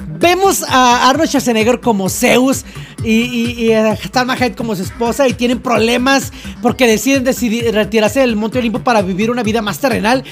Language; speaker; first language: Spanish; native; Spanish